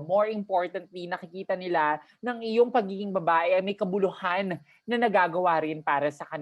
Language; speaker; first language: Filipino; native; Filipino